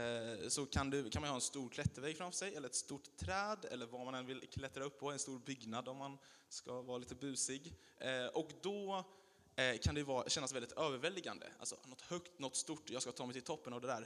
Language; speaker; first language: Swedish; native; Swedish